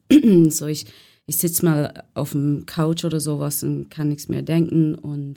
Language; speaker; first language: German; non-native, learner; English